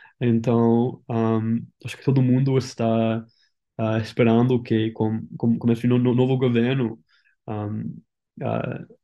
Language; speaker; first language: Portuguese; non-native, learner; English